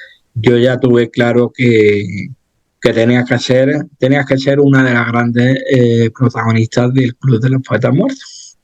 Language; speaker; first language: Spanish; native; Spanish